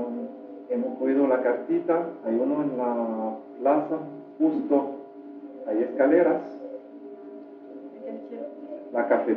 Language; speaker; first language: Spanish; non-native, fluent; French